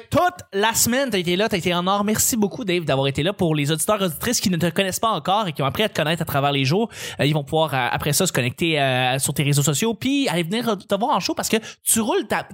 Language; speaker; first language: French; native; French